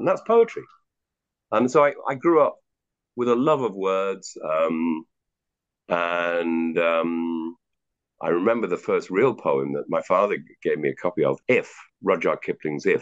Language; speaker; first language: English; native; English